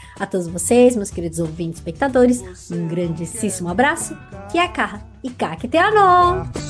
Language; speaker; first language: Portuguese; native; Portuguese